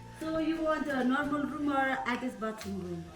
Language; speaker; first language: English; non-native, learner; Nepali